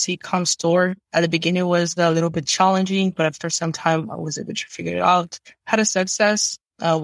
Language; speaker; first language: English; non-native, fluent; Portuguese